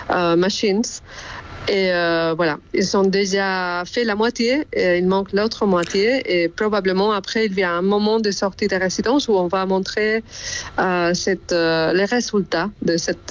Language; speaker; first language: French; non-native, fluent; Spanish